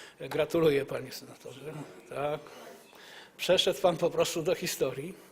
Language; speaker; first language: Polish; native; Polish